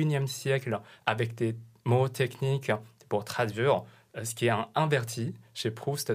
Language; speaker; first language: French; non-native, fluent; Chinese